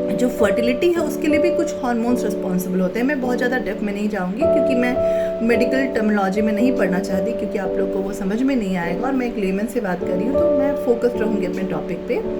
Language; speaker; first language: Hindi; native; Hindi